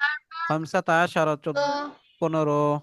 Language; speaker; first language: Arabic; non-native, fluent; Bangla